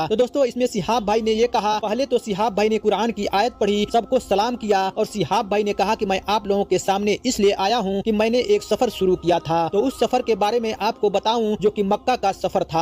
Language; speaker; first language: Hindi; native; Hindi